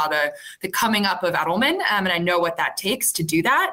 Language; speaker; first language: English; native; English